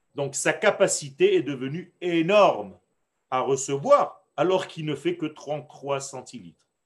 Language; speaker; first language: French; non-native, fluent; Hebrew